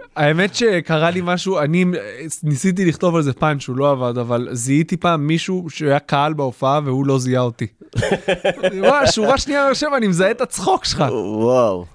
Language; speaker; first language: Hebrew; native; Hebrew